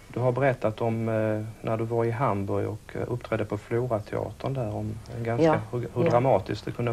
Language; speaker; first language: Swedish; native; Swedish